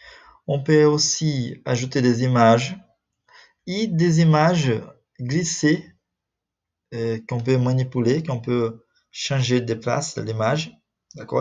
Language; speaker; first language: French; non-native, fluent; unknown